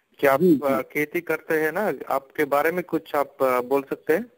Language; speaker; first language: Hindi; non-native, local second language; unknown